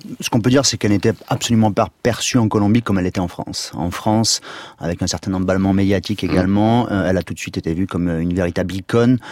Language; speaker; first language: French; native; French